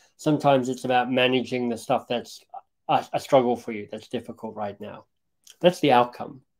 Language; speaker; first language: English; native; English